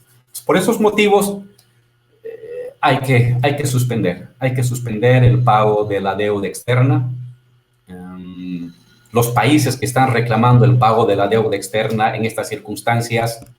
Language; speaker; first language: Spanish; native; Spanish